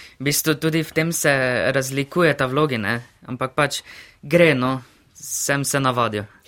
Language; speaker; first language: Slovenian; native; Slovenian